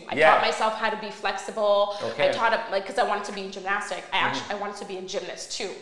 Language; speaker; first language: English; native; English